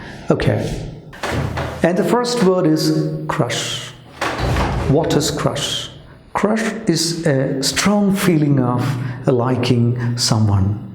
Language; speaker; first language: English; non-native, local second language; Malayalam